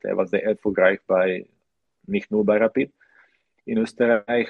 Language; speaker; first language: German; non-native, learner; Slovak